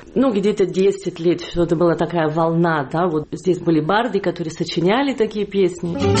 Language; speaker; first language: Russian; non-native, fluent; Catalan